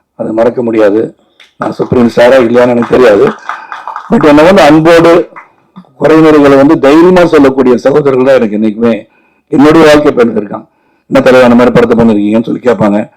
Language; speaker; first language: Tamil; native; Tamil